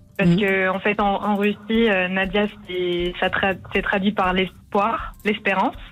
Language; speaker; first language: French; non-native, local second language; Arabic